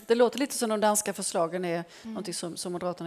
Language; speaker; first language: Swedish; native; Swedish